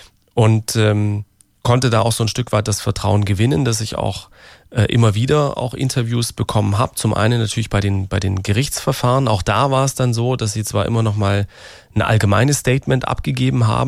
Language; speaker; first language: German; native; German